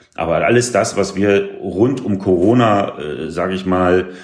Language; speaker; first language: German; native; German